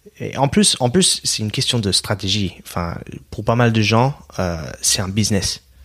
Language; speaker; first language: French; non-native, fluent; English